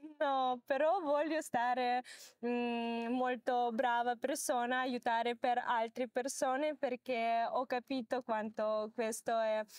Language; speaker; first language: Italian; non-native, learner; Ukrainian